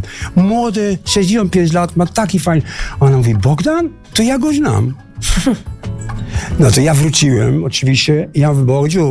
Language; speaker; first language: Polish; non-native, fluent; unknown